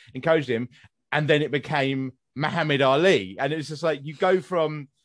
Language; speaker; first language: English; native; English